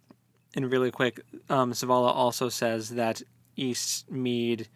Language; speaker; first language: English; native; English